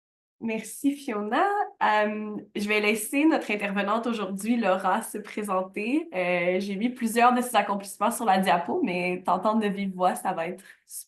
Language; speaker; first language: French; native; French